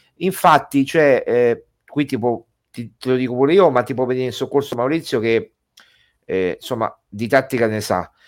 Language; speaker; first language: Italian; native; Italian